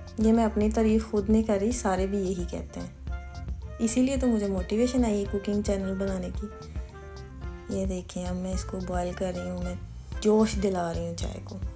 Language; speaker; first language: Urdu; native; Urdu